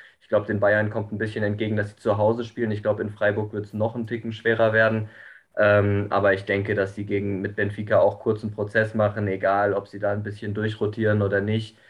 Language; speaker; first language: German; native; German